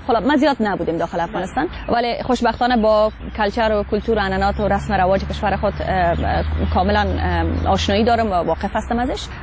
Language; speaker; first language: Persian; early bilingual, heritage; Persian